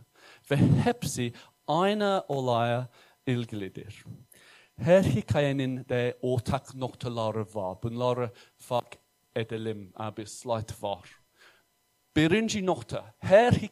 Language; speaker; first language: Turkish; non-native, fluent; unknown